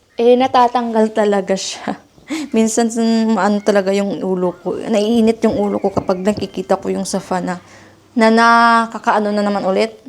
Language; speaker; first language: Filipino; non-native, local second language; Hiligaynon